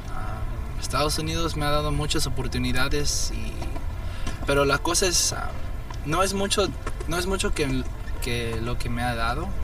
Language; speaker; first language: Spanish; early bilingual, heritage; Spanish